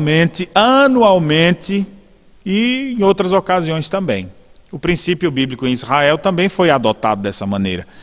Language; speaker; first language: Portuguese; native; Portuguese